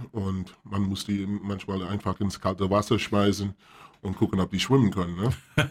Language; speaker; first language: German; non-native, fluent; English